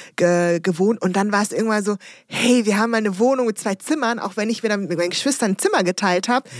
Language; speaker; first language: German; early bilingual, other home language; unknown